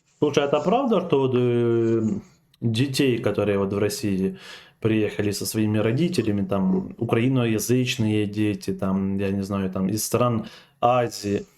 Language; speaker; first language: Russian; native; Russian